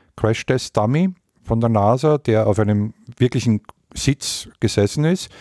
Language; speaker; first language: German; native; German